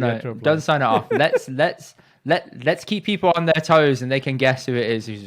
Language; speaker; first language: English; early bilingual, other home language; Punjabi